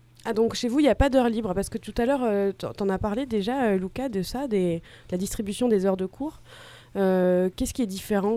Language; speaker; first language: French; native; French